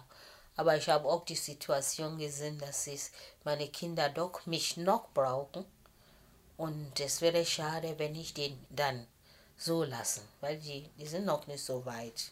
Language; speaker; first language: German; non-native, fluent; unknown